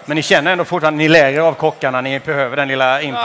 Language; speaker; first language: Swedish; native; Swedish